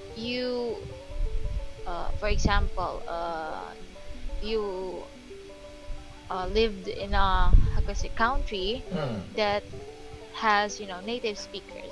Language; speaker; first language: English; non-native, local second language; Filipino